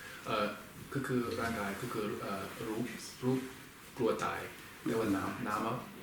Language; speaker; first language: Thai; non-native, learner; English